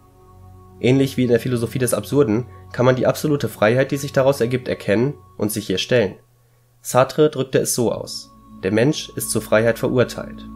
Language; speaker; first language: German; native; German